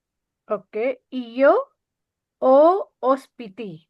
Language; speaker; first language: Italian; non-native, learner; Urdu